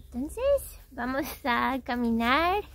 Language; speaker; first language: Spanish; non-native, fluent; English